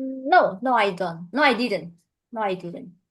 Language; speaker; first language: English; non-native, fluent; Indonesian